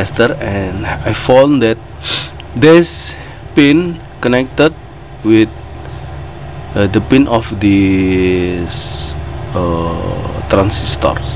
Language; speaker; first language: English; non-native, learner; Indonesian